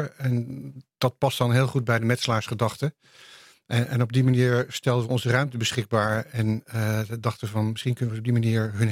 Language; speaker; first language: Dutch; native; Dutch